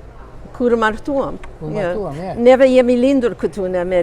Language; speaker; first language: Albanian; early bilingual, heritage; Albanian